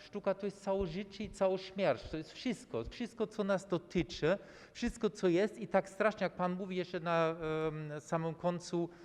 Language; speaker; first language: Polish; non-native, fluent; German